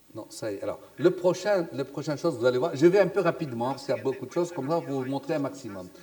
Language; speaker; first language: French; non-native, local second language; Arabic